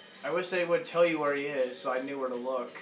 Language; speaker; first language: English; native; English